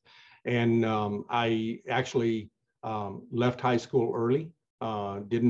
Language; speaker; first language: English; native; English